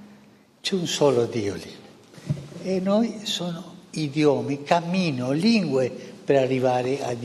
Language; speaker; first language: Italian; early bilingual, heritage; Spanish